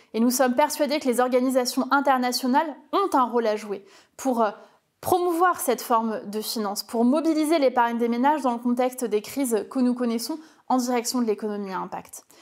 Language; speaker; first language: French; native; French